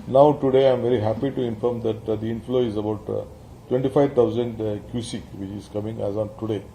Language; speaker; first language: English; non-native, local second language; Kannada